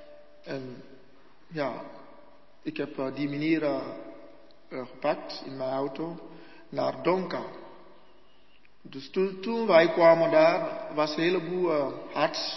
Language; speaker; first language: Dutch; non-native, learner; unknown